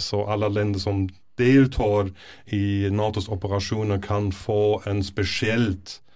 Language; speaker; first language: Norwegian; non-native, fluent; German